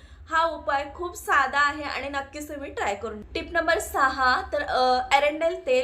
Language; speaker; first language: Marathi; native; Marathi